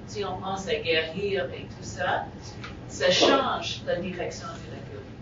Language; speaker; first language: French; non-native, learner; English